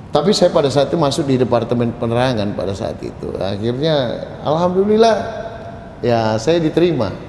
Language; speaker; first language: Indonesian; native; Indonesian